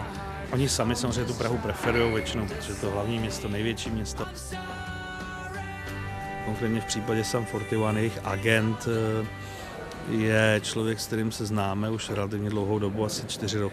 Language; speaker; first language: Czech; native; Czech